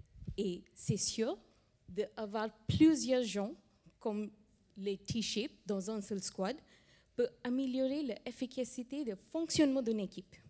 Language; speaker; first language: French; non-native, fluent; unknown